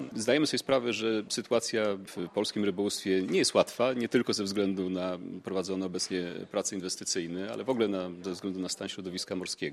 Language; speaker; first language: Polish; native; Polish